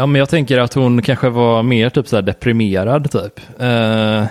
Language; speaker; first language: Swedish; native; Swedish